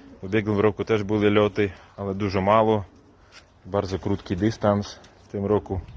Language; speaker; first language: Polish; non-native, learner; Ukrainian